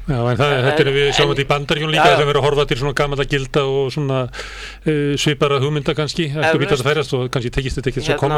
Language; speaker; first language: Icelandic; native; Icelandic